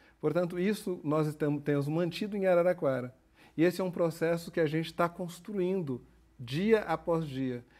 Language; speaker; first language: Portuguese; native; Portuguese